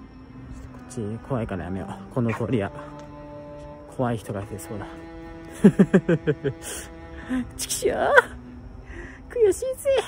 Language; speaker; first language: Japanese; native; Japanese